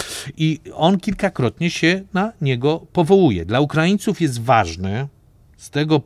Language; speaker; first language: Polish; native; Polish